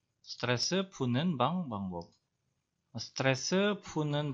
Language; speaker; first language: Korean; non-native, fluent; Indonesian